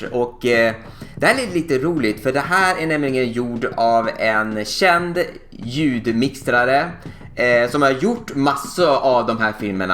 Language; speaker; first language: Swedish; native; Swedish